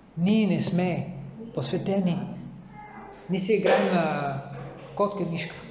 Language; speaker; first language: Bulgarian; non-native, fluent; English